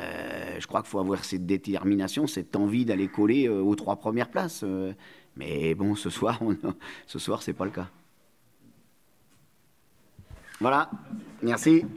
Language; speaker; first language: French; native; French